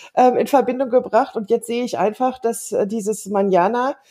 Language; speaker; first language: German; native; German